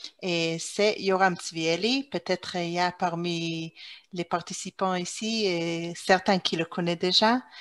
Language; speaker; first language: French; non-native, fluent; Hebrew